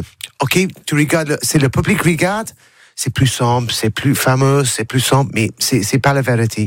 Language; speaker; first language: French; non-native, learner; English